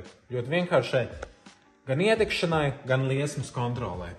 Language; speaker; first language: Latvian; native; Latvian